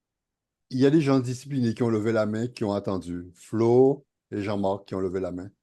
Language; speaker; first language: French; native; French